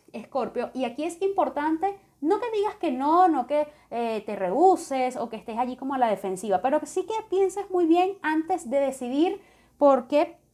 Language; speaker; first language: Spanish; native; Spanish